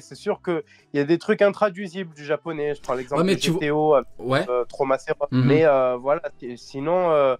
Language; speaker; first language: French; native; French